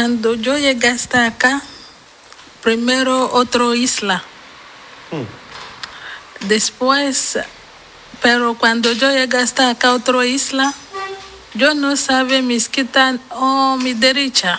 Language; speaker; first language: Spanish; non-native, learner; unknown